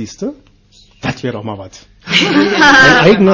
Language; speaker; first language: German; native; German